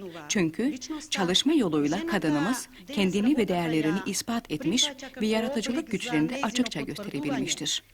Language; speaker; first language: Turkish; native; Turkish